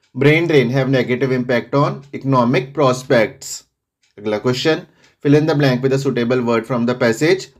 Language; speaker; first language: English; non-native, local second language; Punjabi